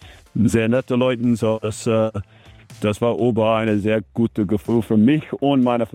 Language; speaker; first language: German; non-native, learner; English